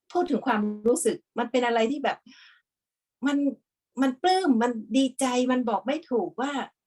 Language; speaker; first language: Thai; native; Thai